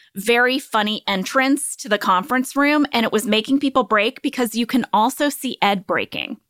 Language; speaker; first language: English; native; English